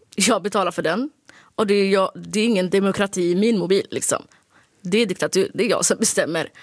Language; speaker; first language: Swedish; early bilingual, other home language; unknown